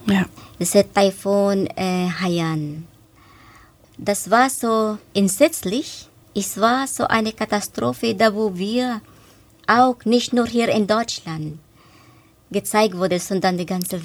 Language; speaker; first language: German; non-native, fluent; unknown